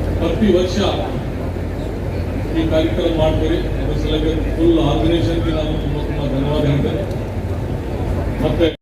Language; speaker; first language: Kannada; non-native, local second language; Urdu